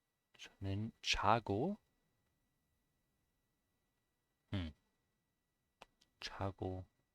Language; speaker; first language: Korean; non-native, learner; English